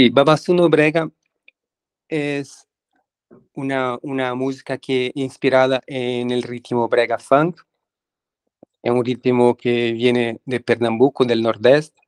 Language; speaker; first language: Spanish; non-native, fluent; Portuguese